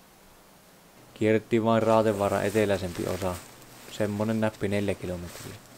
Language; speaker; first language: Finnish; native; Finnish